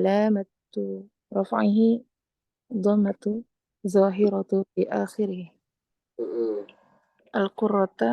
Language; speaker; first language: Arabic; non-native, learner; Indonesian